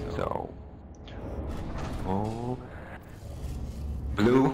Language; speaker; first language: English; non-native, learner; German